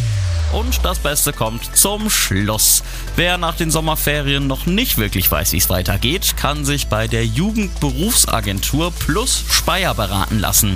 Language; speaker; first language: German; native; German